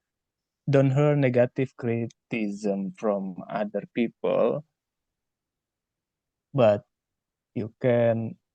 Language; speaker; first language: English; non-native, learner; Indonesian